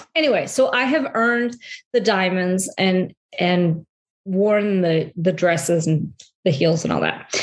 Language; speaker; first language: English; native; English